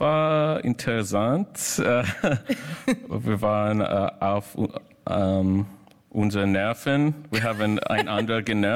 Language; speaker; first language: German; non-native, learner; English